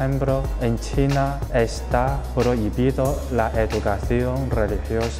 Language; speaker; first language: Spanish; non-native, local second language; Chinese